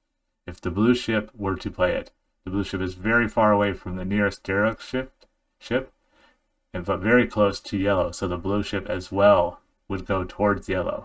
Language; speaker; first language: English; native; English